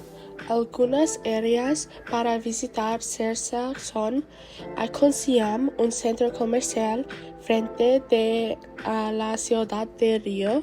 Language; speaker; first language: Spanish; non-native, learner; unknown